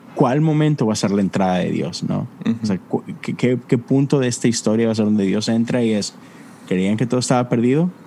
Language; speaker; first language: Spanish; native; Spanish